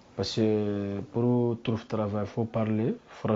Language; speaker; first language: French; non-native, learner; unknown